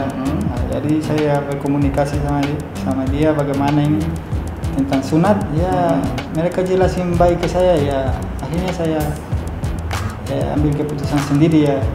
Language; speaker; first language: Indonesian; non-native, fluent; Spanish